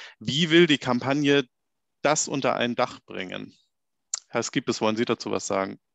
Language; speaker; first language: German; native; German